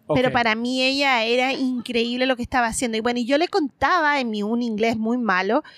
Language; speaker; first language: Spanish; native; Spanish